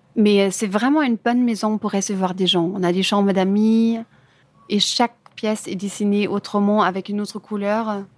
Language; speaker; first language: French; non-native, fluent; German